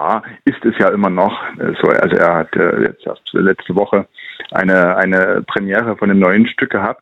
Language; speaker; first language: German; native; German